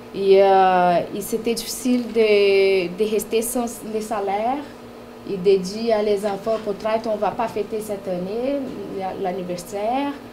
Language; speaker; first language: French; non-native, fluent; Portuguese